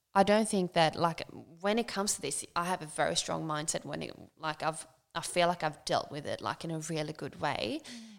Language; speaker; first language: English; non-native, fluent; Swedish